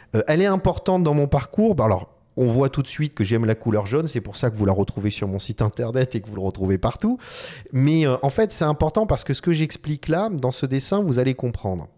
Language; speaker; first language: French; native; French